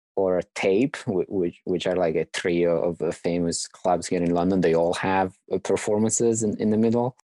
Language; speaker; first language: English; non-native, fluent; Italian